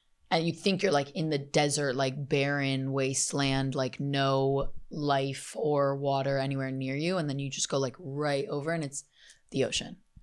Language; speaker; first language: English; native; English